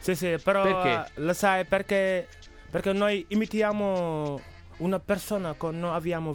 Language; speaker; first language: Italian; non-native, learner; Wolof